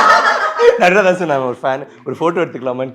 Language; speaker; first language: Tamil; native; Tamil